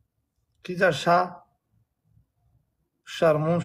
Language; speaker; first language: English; non-native, learner; Pashto